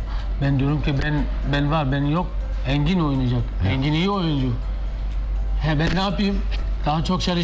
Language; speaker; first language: Turkish; non-native, learner; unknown